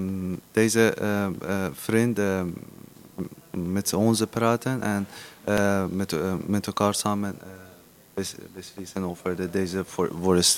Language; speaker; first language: Dutch; non-native, learner; Persian